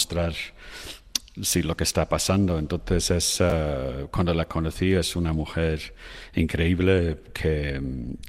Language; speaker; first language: Spanish; non-native, fluent; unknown